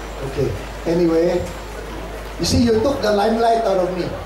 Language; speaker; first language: English; non-native, local second language; Central Dusun